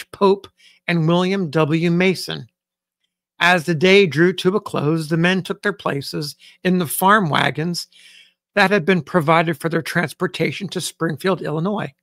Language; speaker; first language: English; native; English